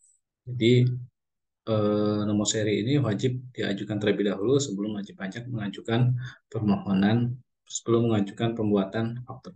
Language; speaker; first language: Indonesian; native; Indonesian